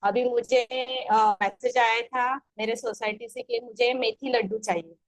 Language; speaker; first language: Hindi; non-native, local second language; Marathi